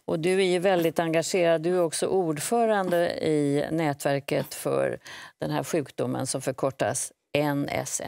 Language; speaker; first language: Swedish; native; Swedish